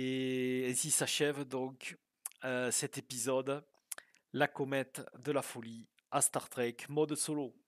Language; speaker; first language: French; native; French